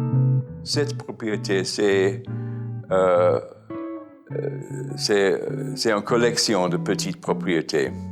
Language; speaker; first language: French; non-native, fluent; English